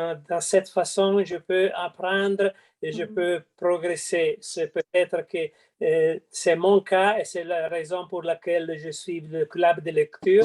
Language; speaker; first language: French; non-native, fluent; Italian